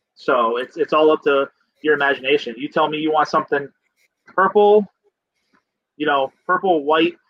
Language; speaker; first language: English; native; English